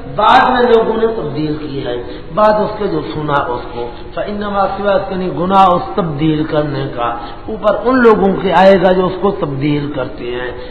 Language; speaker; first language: Urdu; non-native, local second language; Punjabi